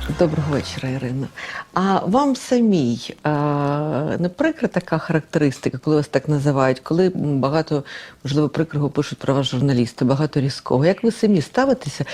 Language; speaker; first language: Ukrainian; non-native, local second language; Russian